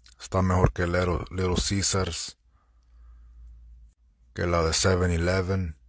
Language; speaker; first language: Spanish; early bilingual, heritage; Spanish